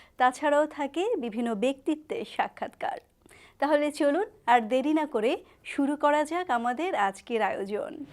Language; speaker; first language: Bangla; native; Bangla